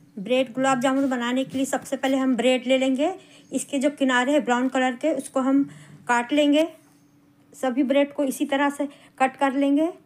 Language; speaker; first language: Hindi; native; Hindi